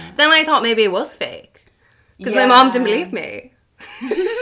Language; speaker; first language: English; non-native, local second language; Irish